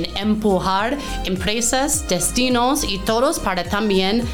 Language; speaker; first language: Spanish; non-native, fluent; English